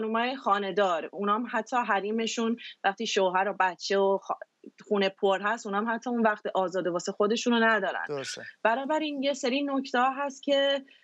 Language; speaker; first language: Persian; early bilingual, heritage; Persian